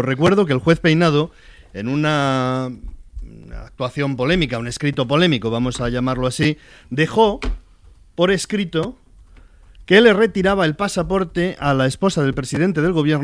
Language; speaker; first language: Spanish; native; Spanish